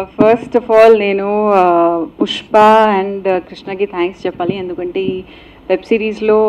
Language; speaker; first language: Telugu; non-native, learner; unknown